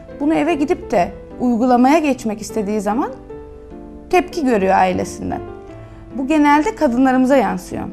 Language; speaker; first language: Turkish; native; Turkish